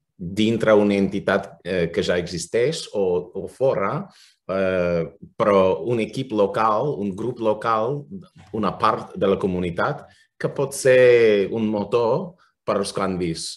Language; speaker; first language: Catalan; non-native, fluent; English